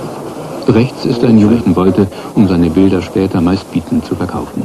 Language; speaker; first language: German; native; German